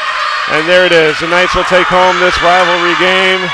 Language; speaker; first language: English; native; English